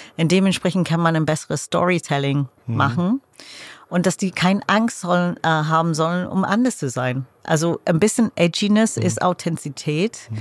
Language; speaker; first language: German; non-native, fluent; English